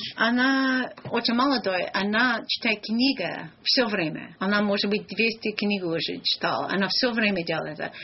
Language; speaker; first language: Russian; non-native, learner; English